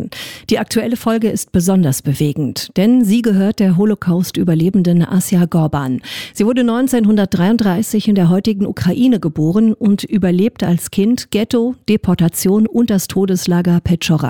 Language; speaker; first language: German; native; German